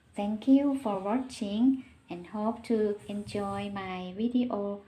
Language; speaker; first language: English; non-native, learner; Thai